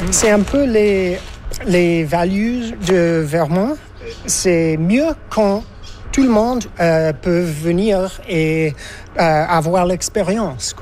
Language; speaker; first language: French; non-native, learner; English